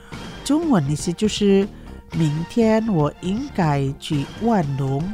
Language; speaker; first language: Chinese; non-native, fluent; Indonesian